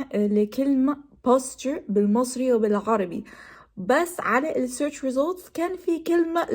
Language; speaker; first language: Arabic; non-native, learner; English